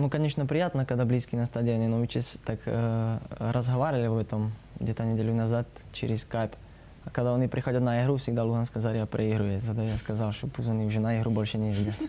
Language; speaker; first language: Russian; non-native, learner; Slovak